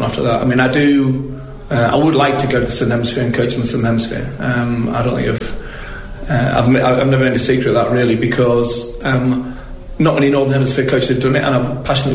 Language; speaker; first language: English; native; English